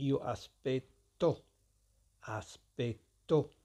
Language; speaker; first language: Italian; non-native, fluent; Arabic